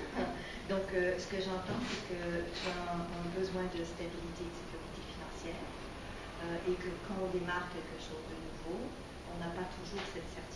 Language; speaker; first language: French; native; French